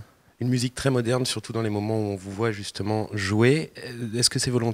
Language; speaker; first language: French; native; French